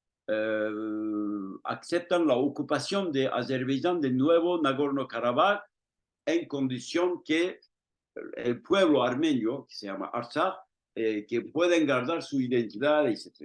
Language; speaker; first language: Spanish; non-native, fluent; Turkish